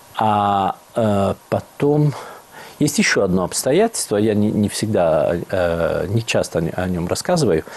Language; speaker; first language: Russian; non-native, fluent; Italian